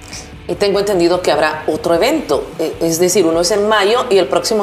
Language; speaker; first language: Spanish; native; Spanish